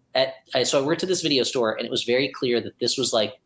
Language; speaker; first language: English; native; English